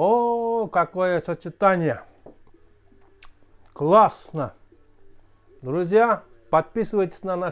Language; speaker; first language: Russian; non-native, local second language; Kyrgyz